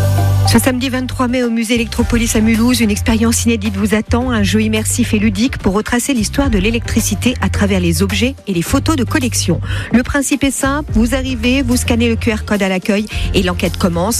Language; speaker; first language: French; native; French